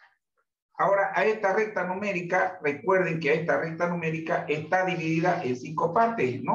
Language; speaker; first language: Spanish; native; Spanish